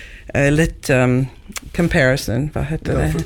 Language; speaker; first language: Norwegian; non-native, learner; English